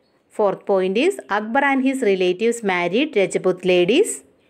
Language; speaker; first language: English; non-native, local second language; Malayalam